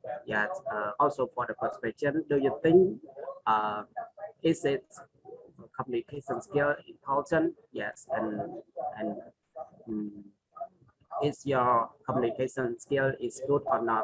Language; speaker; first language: English; non-native, learner; Khmer